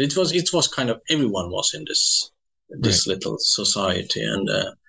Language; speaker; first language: English; non-native, fluent; Swedish